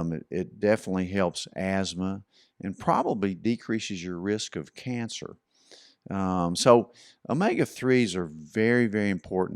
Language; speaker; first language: English; native; English